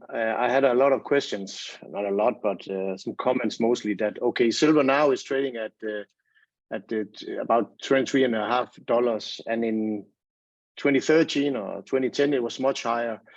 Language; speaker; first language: English; non-native, fluent; Danish